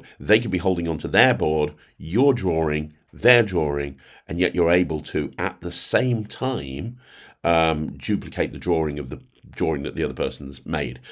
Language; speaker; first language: English; native; English